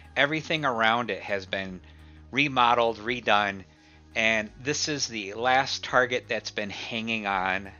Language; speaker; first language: English; native; English